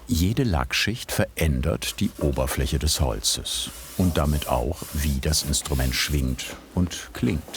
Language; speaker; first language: German; native; German